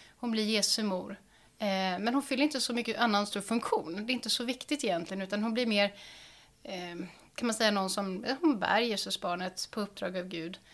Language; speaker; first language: Swedish; native; Swedish